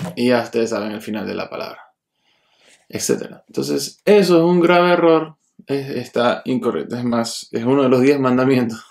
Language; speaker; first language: Spanish; early bilingual, heritage; Spanish